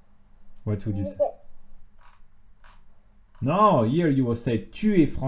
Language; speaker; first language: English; non-native, fluent; French